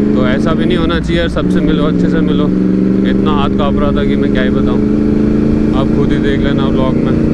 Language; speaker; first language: Hindi; native; Hindi